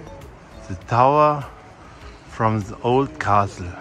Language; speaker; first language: English; non-native, learner; German